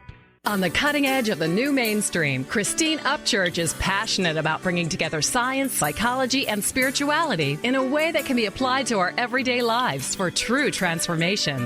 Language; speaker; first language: English; native; English